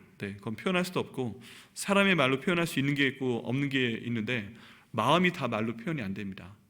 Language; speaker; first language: Korean; native; Korean